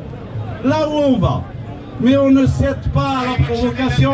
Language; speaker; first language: French; non-native, local second language; Arabic